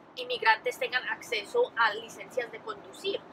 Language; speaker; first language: Spanish; early bilingual, heritage; Spanish